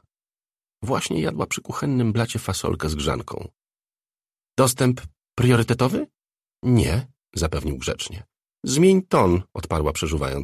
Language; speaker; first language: Polish; native; Polish